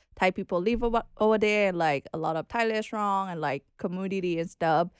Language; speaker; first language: English; non-native, learner; Thai